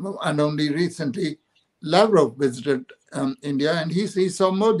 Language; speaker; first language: English; non-native, local second language; Punjabi